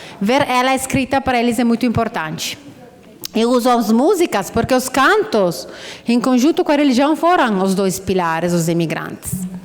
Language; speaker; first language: Portuguese; non-native, fluent; Italian